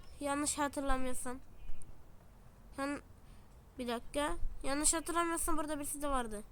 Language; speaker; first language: Turkish; native; Turkish